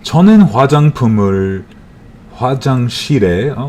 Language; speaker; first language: Korean; non-native, learner; English